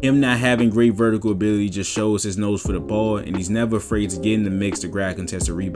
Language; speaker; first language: English; native; English